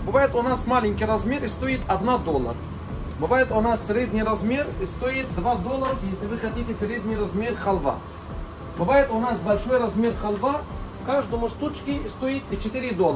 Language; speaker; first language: Russian; non-native, learner; Arabic